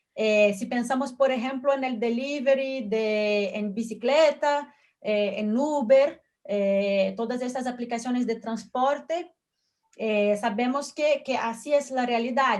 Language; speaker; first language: Spanish; non-native, fluent; Portuguese